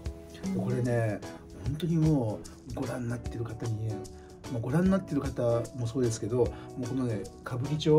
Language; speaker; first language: Japanese; native; Japanese